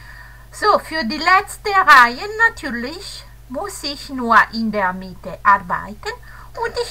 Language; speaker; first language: German; non-native, fluent; Italian